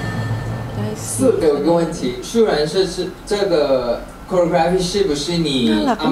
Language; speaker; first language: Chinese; non-native, learner; Thai